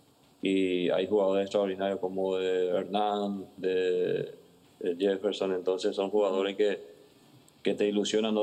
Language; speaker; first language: Spanish; native; Spanish